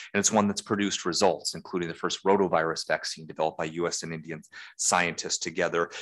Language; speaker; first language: English; native; English